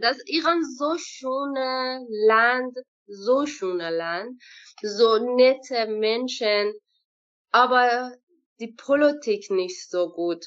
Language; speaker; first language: German; non-native, learner; Persian